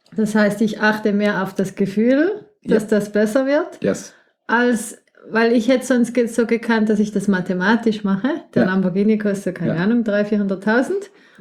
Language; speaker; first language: German; native; German